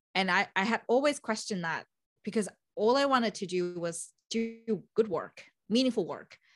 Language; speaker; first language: English; non-native, fluent; Vietnamese